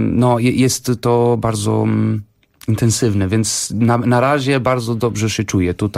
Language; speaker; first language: Polish; non-native, fluent; Portuguese